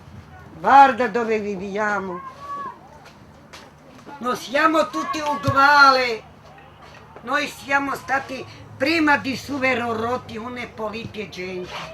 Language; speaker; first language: Italian; non-native, learner; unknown